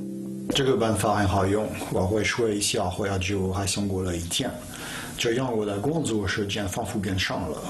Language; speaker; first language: Chinese; non-native, fluent; French